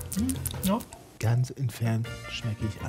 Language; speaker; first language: German; native; German